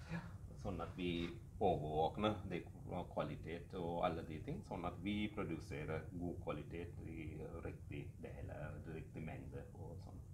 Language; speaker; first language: Norwegian; non-native, learner; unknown